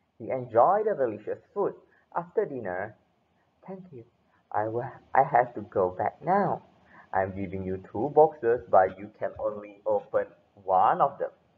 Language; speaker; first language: English; non-native, local second language; Chinese